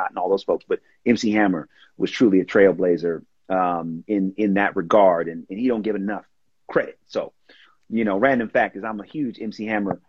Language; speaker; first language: English; native; English